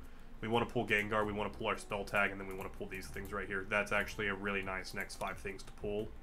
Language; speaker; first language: English; native; English